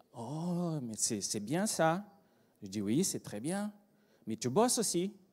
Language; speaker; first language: French; non-native, fluent; Portuguese